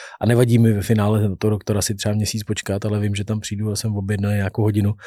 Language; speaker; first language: Czech; native; Czech